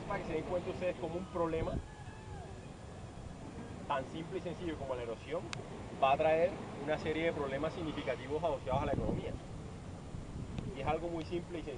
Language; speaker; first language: Spanish; native; Spanish